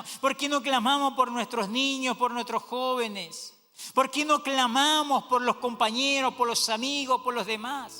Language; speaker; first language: Spanish; native; Spanish